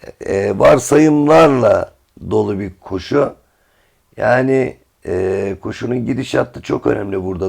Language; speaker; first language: Turkish; native; Turkish